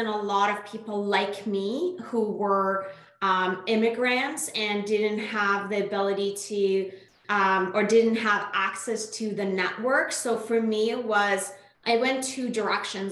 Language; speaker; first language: English; non-native, fluent; Persian